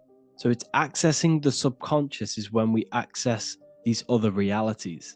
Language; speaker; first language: English; native; English